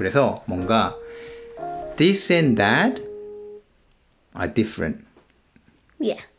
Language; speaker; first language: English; non-native, fluent; Korean